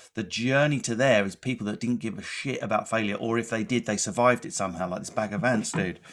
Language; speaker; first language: English; native; English